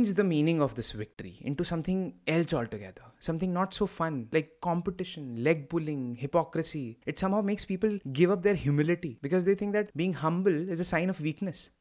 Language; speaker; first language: English; non-native, local second language; Hindi